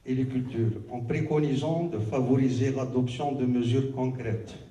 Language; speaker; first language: French; non-native, local second language; Arabic